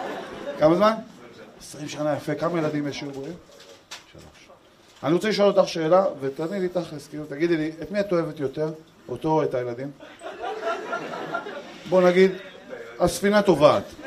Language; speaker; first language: Hebrew; native; Hebrew